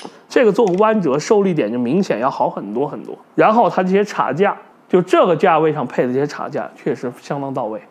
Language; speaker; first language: Chinese; native; Chinese